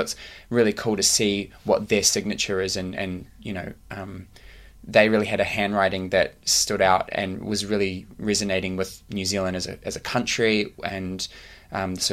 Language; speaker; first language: English; native; English